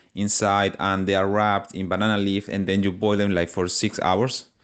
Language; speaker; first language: English; non-native, fluent; Spanish